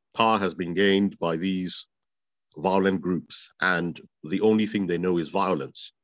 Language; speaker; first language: English; non-native, local second language; Bini